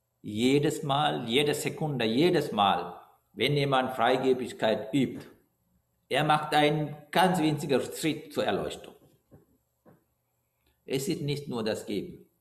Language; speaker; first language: German; non-native, fluent; Sinhala